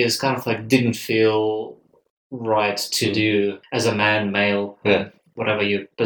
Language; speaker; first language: English; non-native, fluent; Russian